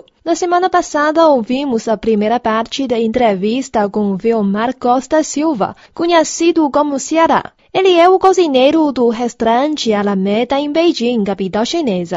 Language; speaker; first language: Portuguese; non-native, fluent; Chinese